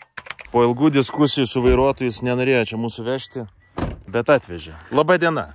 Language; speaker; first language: Lithuanian; native; Lithuanian